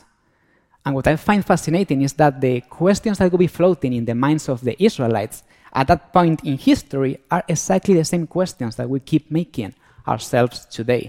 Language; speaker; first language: English; non-native, fluent; Spanish